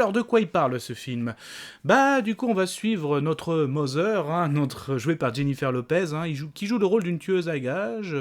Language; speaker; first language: French; native; French